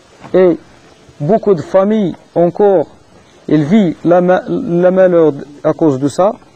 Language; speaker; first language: French; non-native, learner; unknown